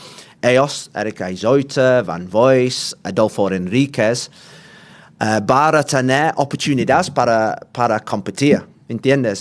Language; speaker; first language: Spanish; non-native, learner; English